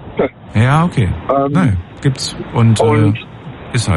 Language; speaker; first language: German; native; German